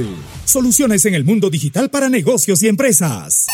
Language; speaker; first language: Spanish; native; Spanish